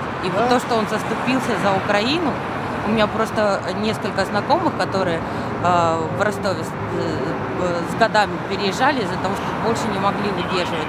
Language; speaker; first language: Russian; native; Russian